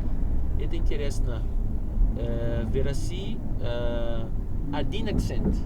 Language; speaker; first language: Russian; non-native, learner; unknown